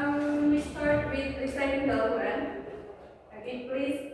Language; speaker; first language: English; non-native, learner; Indonesian